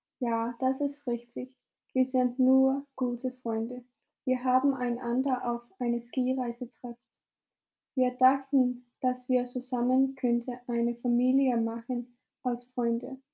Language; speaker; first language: German; non-native, learner; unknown